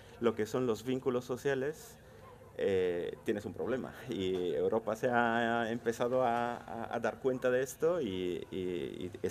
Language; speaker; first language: Spanish; non-native, fluent; Italian